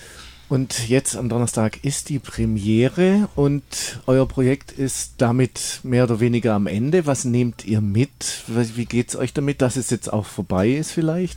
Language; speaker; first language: German; native; German